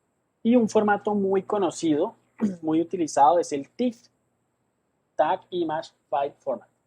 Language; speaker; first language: Spanish; native; Spanish